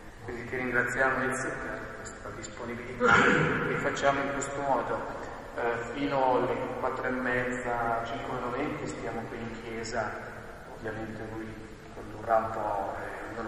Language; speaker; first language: Italian; native; Italian